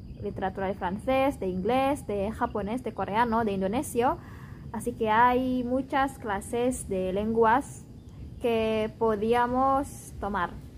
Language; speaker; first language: Spanish; non-native, fluent; Indonesian